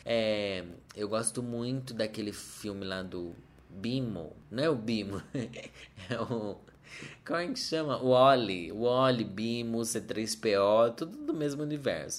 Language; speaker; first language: Portuguese; native; Portuguese